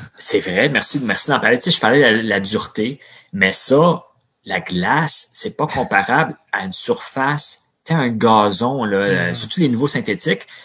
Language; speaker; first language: French; native; French